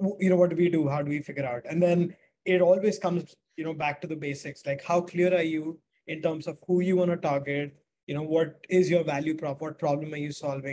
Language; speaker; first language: English; non-native, local second language; Hindi